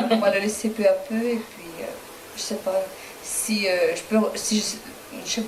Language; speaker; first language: French; non-native, learner; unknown